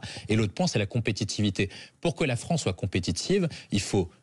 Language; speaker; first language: French; native; French